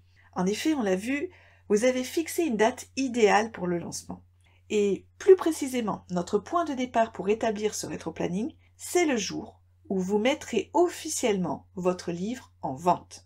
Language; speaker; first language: French; native; French